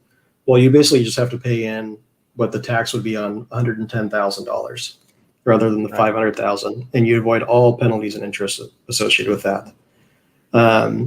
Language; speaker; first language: English; native; English